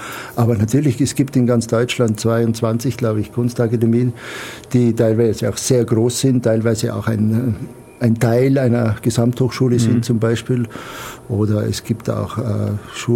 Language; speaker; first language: German; native; German